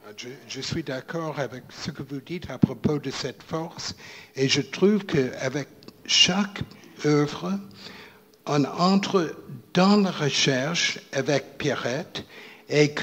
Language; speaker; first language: French; non-native, fluent; English